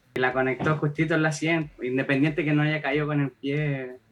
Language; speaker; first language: Spanish; native; Spanish